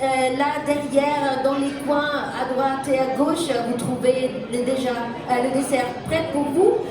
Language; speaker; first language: French; non-native, local second language; German